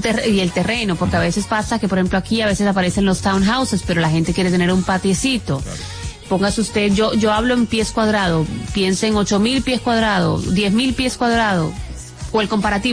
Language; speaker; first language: Spanish; native; Spanish